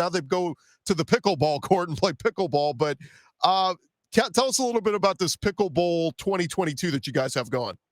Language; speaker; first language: English; native; English